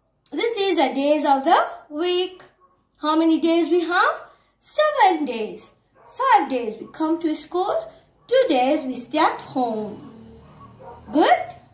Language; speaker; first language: English; non-native, local second language; Morisyen